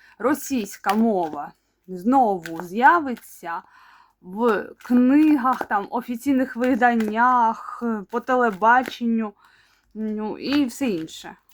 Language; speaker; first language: Ukrainian; non-native, local second language; Russian